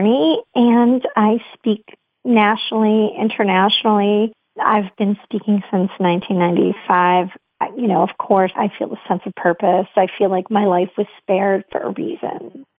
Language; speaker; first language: English; native; English